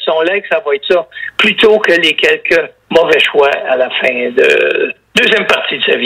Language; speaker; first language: French; native; French